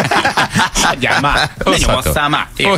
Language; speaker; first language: Hungarian; native; Hungarian